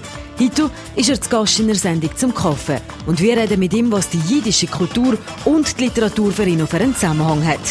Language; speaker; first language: German; native; German